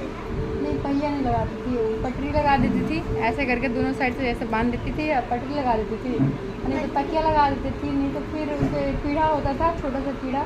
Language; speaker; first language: Hindi; native; Hindi